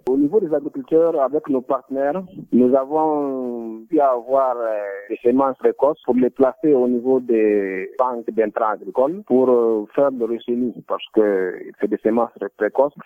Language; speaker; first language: French; non-native, local second language; Hausa